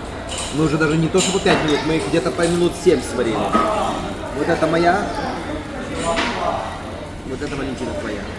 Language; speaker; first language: Russian; native; Russian